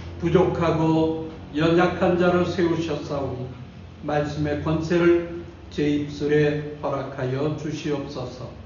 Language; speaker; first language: Korean; native; Korean